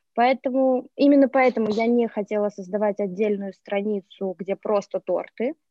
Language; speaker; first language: Russian; native; Russian